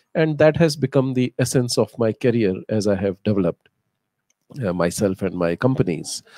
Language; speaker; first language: English; non-native, local second language; Hindi